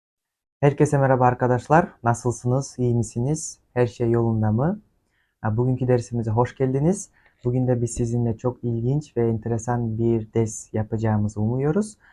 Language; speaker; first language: Turkish; non-native, fluent; Kyrgyz